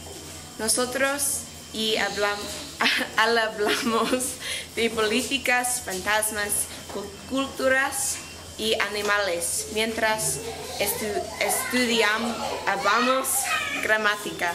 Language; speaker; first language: Spanish; non-native, learner; English